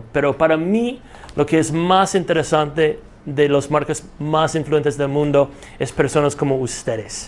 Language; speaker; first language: Spanish; non-native, fluent; English